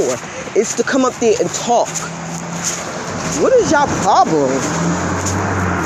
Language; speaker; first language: English; native; English